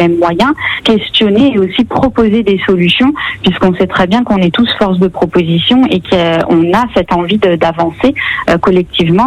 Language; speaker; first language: French; native; French